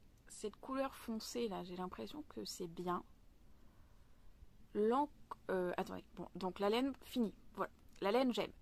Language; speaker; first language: French; native; French